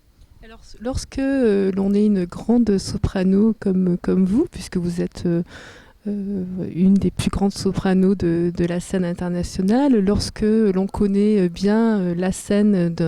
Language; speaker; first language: French; native; French